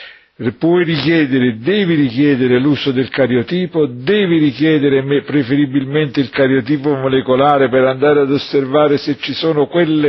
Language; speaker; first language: Italian; native; Italian